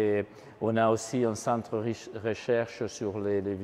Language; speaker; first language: French; non-native, fluent; Italian